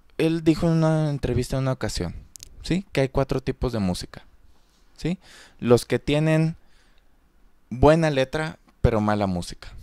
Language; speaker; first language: Spanish; native; Spanish